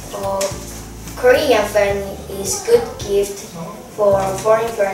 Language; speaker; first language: English; non-native, learner; Korean